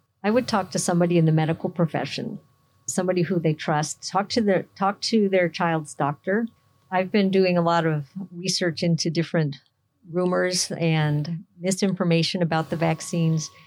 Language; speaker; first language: English; native; English